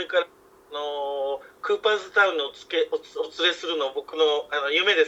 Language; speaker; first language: Japanese; native; Japanese